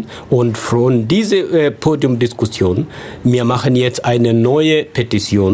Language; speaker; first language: German; non-native, fluent; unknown